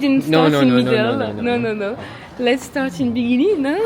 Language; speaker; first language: English; non-native, learner; French